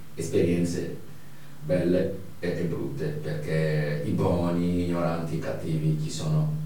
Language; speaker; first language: Italian; non-native, fluent; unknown